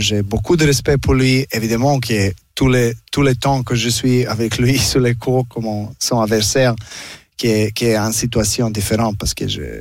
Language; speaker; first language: French; non-native, learner; Serbian